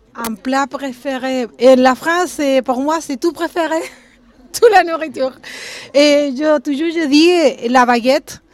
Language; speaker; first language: French; non-native, learner; Spanish